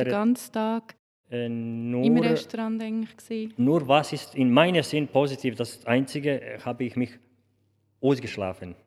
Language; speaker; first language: German; non-native, learner; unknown